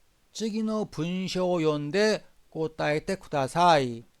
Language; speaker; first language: Japanese; non-native, fluent; Korean